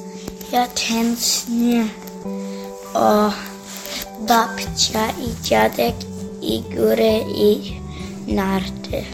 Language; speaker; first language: Polish; early bilingual, heritage; Polish